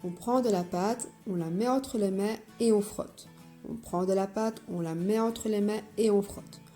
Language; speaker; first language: French; non-native, local second language; Arabic